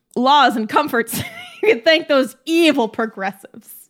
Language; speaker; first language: English; native; English